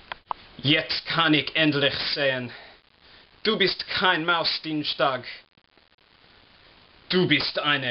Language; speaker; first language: German; non-native, learner; English